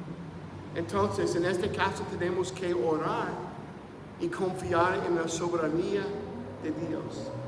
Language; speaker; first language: Spanish; non-native, fluent; English